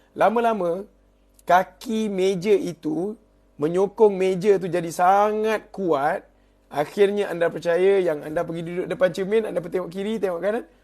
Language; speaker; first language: Malay; native; Malay